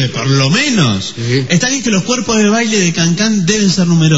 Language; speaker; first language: Spanish; native; Spanish